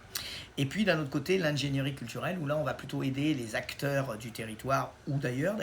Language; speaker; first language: French; native; French